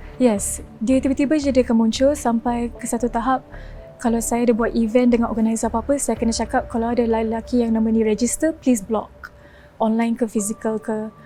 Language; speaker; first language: Malay; native; Malay